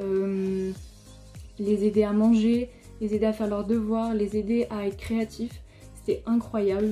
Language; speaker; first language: French; native; French